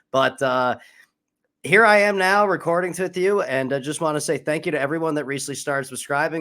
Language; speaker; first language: English; native; English